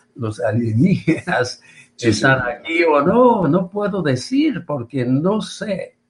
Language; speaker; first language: Spanish; non-native, fluent; Japanese